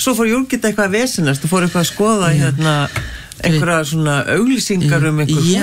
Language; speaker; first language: Icelandic; native; Icelandic